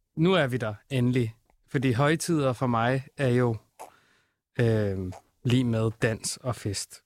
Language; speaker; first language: Danish; native; Danish